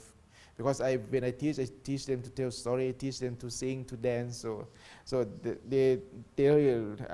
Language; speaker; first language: English; non-native, learner; Thai